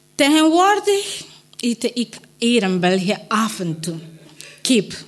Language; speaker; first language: Dutch; non-native, learner; Spanish